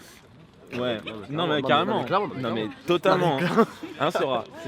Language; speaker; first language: French; native; French